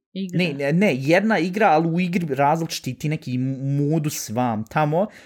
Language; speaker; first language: Bosnian; early bilingual, heritage; Bosnian